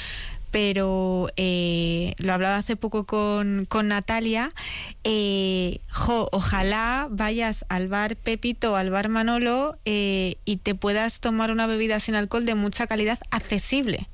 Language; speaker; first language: Spanish; native; Spanish